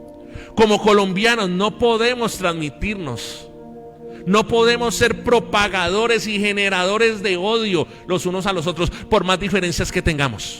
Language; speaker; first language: Spanish; native; Spanish